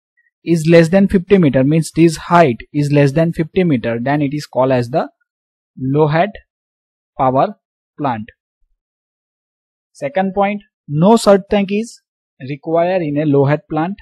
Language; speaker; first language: English; non-native, local second language; Gujarati